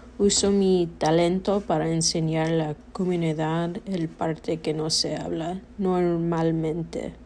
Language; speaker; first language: Spanish; early bilingual, heritage; Spanish